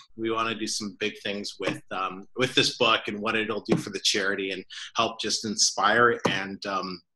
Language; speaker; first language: English; native; English